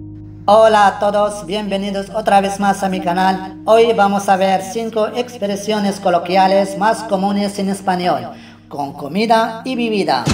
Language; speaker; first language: Spanish; non-native, fluent; Arabic